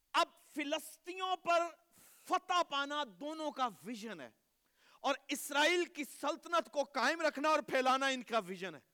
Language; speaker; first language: Urdu; native; Urdu